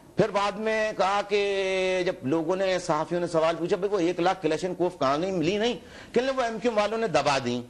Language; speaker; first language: Urdu; native; Urdu